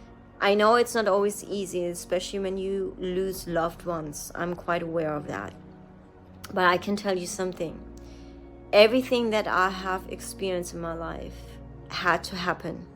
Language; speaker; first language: English; non-native, fluent; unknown